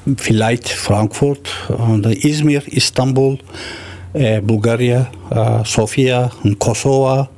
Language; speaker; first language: German; non-native, learner; Turkish